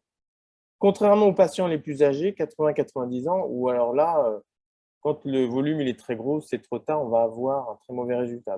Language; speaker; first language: French; native; French